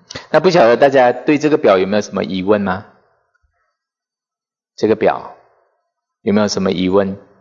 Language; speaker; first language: Chinese; non-native, fluent; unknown